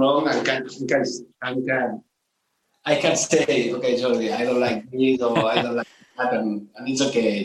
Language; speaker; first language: English; non-native, learner; Spanish